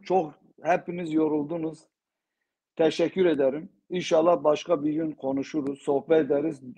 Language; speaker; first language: Turkish; non-native, local second language; Zaza